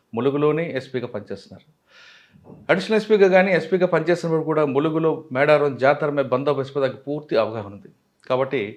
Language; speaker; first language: Telugu; native; Telugu